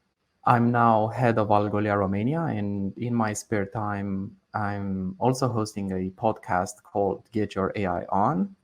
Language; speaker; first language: English; non-native, fluent; Romanian